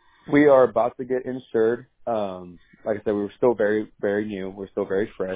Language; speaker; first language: English; early bilingual, other home language; Spanish